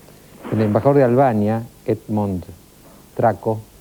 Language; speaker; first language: Spanish; native; Spanish